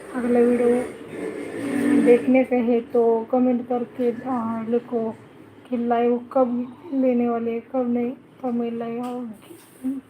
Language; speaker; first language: Hindi; non-native, local second language; Marathi